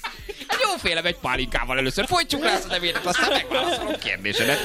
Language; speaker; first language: Hungarian; native; Hungarian